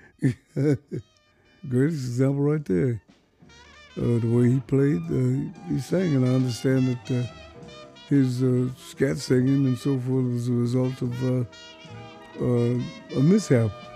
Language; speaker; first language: English; native; English